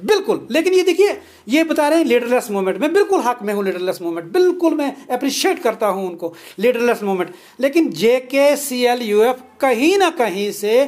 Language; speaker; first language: Hindi; non-native, local second language; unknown